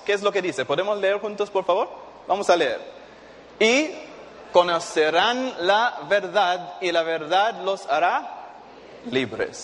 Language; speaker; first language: Spanish; non-native, fluent; English